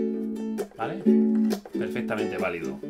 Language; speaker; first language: Spanish; native; Spanish